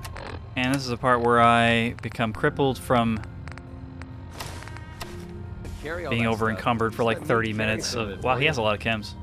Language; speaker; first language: English; native; English